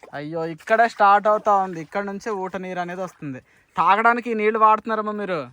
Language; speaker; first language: Telugu; native; Telugu